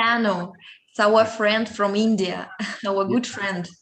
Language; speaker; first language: English; non-native, fluent; Russian